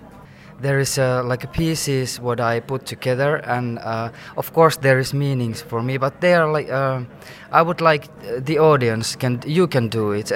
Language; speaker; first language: English; non-native, fluent; Finnish